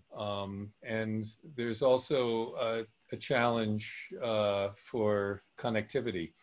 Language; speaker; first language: English; native; English